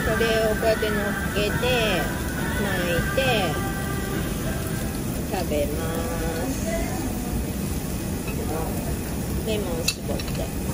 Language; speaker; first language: Japanese; native; Japanese